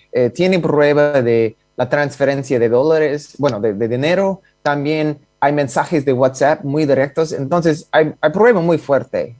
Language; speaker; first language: Spanish; non-native, fluent; English